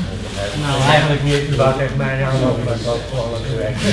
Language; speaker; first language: Dutch; native; Dutch